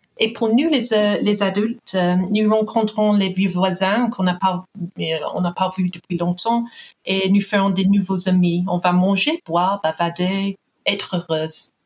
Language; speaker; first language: French; non-native, fluent; English